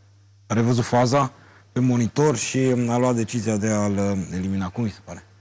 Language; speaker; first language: Romanian; native; Romanian